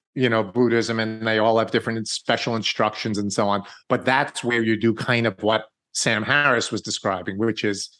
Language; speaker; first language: English; native; English